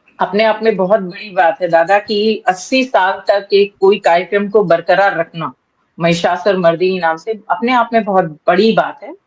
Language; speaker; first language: Hindi; native; Hindi